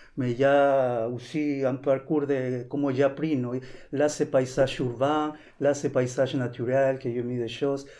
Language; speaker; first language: French; non-native, learner; Spanish